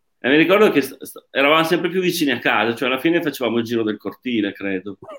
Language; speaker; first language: Italian; native; Italian